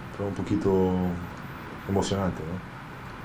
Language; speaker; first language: Spanish; non-native, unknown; English